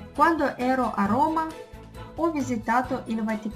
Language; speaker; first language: Italian; non-native, fluent; Russian